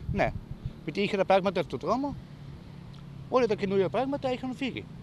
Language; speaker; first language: Greek; non-native, learner; German